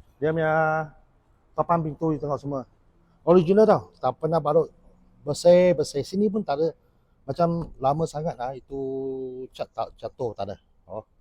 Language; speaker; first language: Malay; non-native, local second language; Chinese